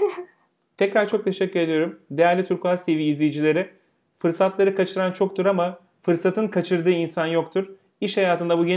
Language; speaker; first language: Turkish; native; Turkish